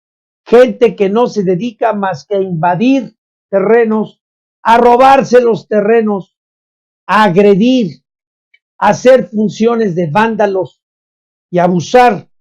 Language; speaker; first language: Spanish; native; Spanish